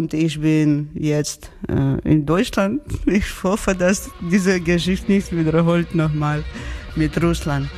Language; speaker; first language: German; non-native, learner; Georgian